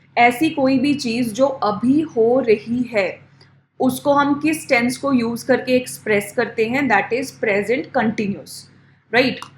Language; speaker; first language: Hindi; native; Hindi